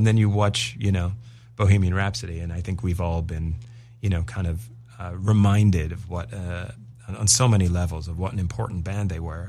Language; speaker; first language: English; native; English